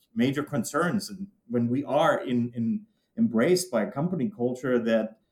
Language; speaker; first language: English; non-native, fluent; German